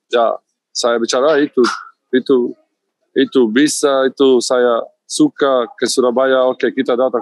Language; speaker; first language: Indonesian; non-native, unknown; Macedonian